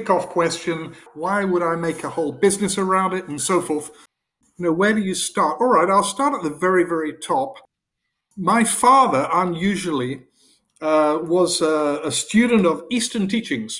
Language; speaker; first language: English; native; English